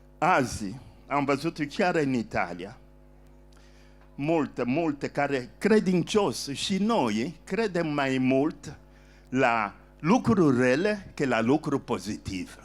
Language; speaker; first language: Romanian; non-native, fluent; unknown